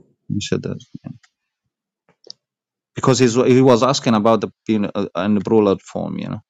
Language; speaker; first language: English; non-native, fluent; Arabic